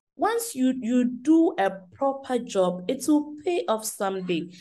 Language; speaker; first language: English; non-native, local second language; Akan